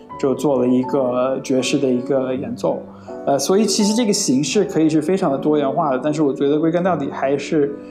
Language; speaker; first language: Chinese; non-native, fluent; English